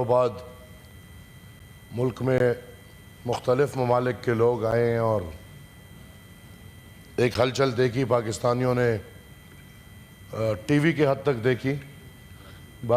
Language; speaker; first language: Urdu; non-native, local second language; Pashto